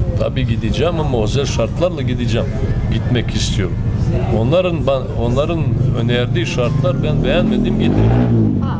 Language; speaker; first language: Turkish; non-native, fluent; Serbian